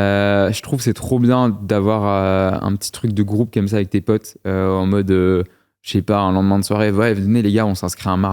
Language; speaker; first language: French; native; French